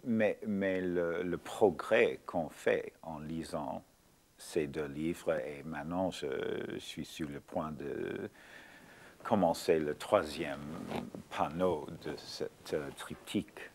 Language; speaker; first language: French; non-native, fluent; English